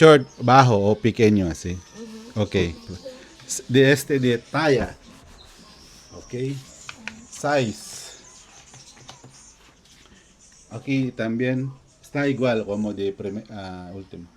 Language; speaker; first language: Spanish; non-native, learner; Filipino